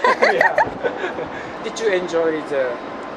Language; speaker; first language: English; non-native, fluent; Japanese